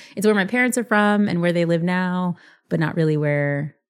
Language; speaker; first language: English; early bilingual, other home language; Spanish